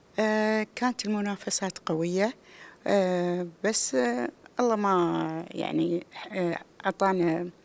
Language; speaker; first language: Arabic; native; Arabic